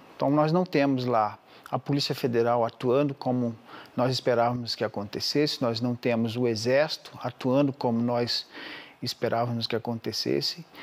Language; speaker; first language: Portuguese; non-native, local second language; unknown